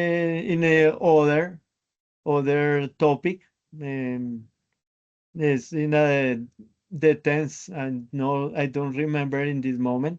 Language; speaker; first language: English; non-native, learner; Spanish